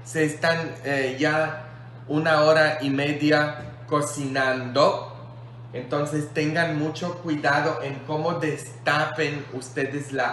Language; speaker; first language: Spanish; non-native, fluent; English